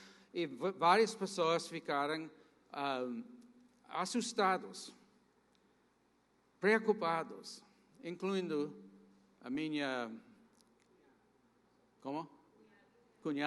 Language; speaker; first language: Portuguese; non-native, fluent; English